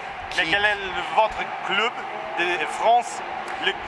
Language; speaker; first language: French; non-native, learner; Portuguese